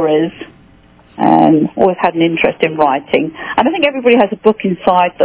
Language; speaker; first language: English; native; English